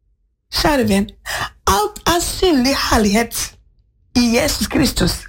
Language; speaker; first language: Swedish; non-native, learner; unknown